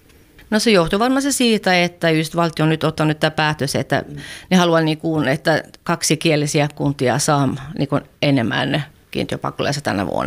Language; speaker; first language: Finnish; non-native, local second language; Swedish